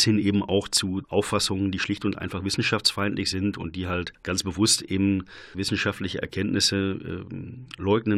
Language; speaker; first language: German; native; German